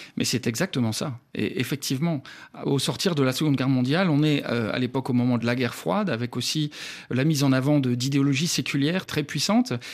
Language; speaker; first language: French; native; French